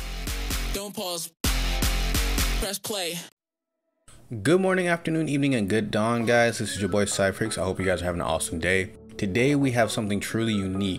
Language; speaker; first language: English; native; English